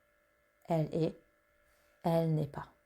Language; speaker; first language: French; non-native, fluent; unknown